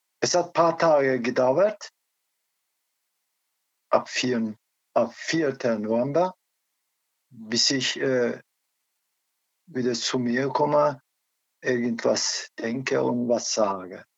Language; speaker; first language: German; non-native, learner; Turkish